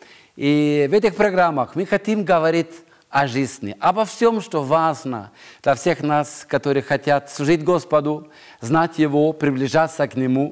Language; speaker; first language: Russian; non-native, fluent; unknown